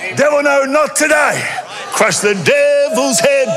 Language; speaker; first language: English; native; English